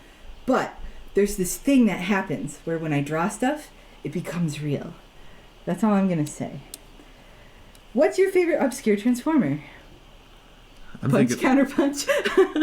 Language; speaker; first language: English; native; English